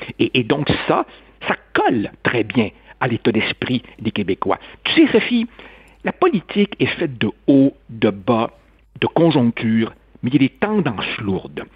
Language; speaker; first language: French; native; French